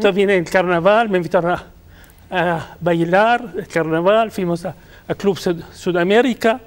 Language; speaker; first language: Spanish; non-native, fluent; Arabic